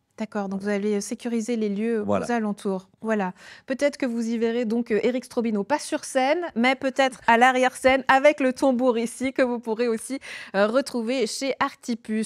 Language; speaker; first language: French; native; French